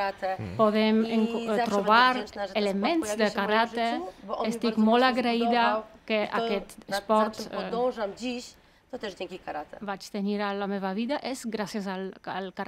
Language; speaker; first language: Catalan; non-native, learner; Polish